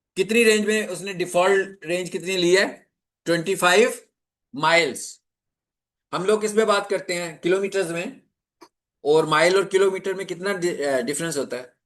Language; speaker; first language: Urdu; non-native, local second language; Punjabi